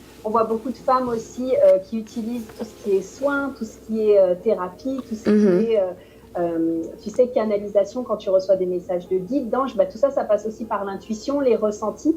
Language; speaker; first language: French; native; French